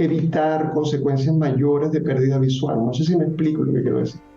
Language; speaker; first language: Spanish; native; Spanish